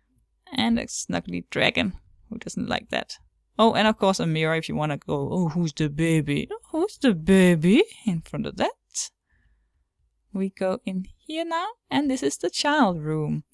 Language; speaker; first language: English; non-native, fluent; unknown